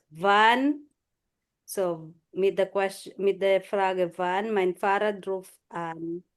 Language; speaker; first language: German; non-native, fluent; Filipino